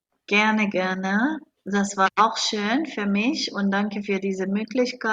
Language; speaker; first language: German; non-native, fluent; Arabic